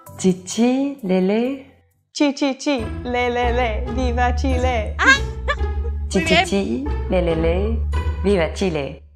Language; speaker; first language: Spanish; non-native, learner; French